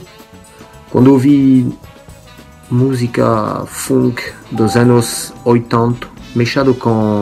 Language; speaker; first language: Portuguese; non-native, learner; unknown